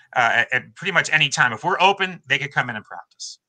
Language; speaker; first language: English; native; English